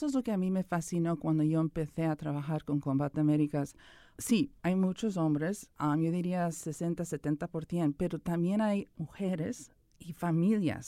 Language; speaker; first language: Spanish; early bilingual, other home language; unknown